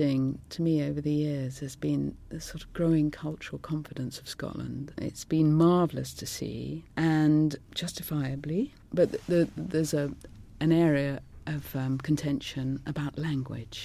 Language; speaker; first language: English; non-native, local second language; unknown